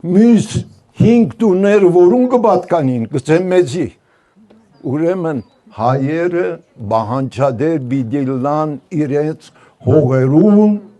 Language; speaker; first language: Armenian; non-native, local second language; Turkish